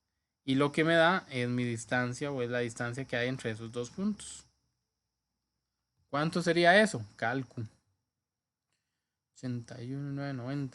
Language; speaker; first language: Spanish; native; Spanish